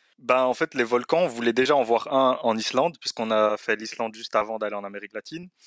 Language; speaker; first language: French; early bilingual, other home language; Arabic